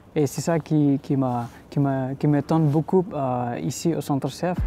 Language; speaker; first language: French; non-native, fluent; Khasi